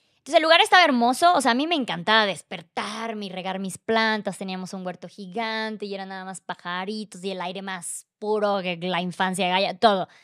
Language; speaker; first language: Spanish; native; Spanish